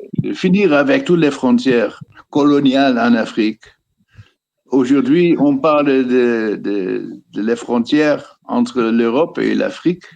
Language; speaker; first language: French; non-native, fluent; Dutch